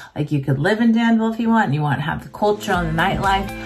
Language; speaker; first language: English; native; English